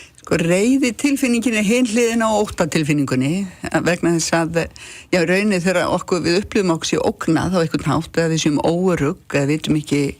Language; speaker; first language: Icelandic; native; Icelandic